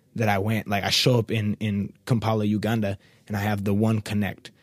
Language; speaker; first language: English; native; English